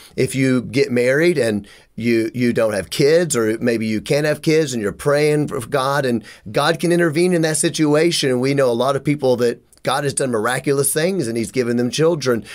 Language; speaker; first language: English; native; English